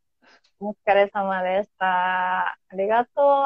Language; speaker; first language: Japanese; non-native, fluent; Indonesian